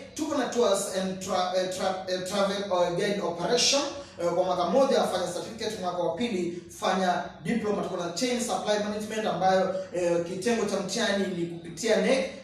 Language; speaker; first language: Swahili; non-native, local second language; Kamba